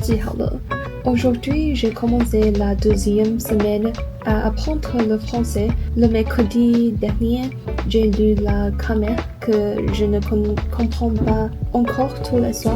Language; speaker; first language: French; non-native, learner; Chinese